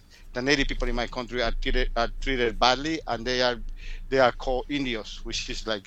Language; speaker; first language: English; early bilingual, other home language; Spanish